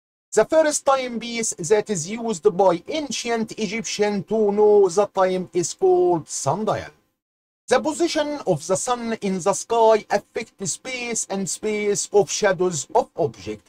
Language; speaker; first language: English; non-native, fluent; Arabic